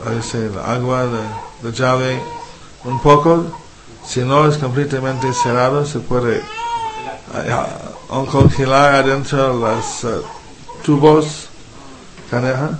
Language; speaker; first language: Spanish; non-native, fluent; English